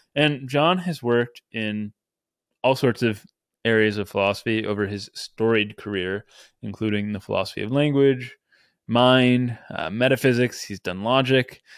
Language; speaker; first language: English; native; English